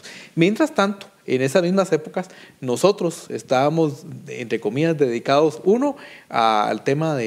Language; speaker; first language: Spanish; native; Spanish